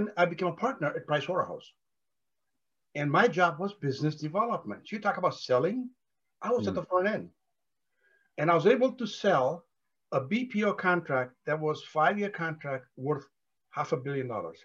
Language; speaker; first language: English; non-native, local second language; Gujarati